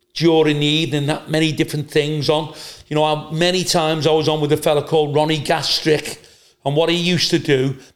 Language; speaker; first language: English; native; English